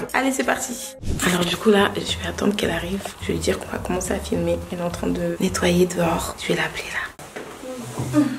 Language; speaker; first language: French; early bilingual, other home language; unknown